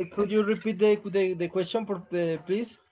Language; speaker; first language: English; non-native, learner; Spanish